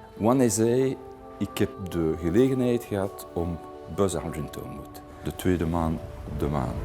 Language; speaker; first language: Dutch; non-native, local second language; French